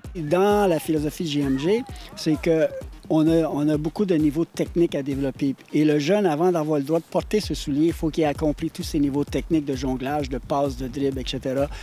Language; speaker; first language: French; native; French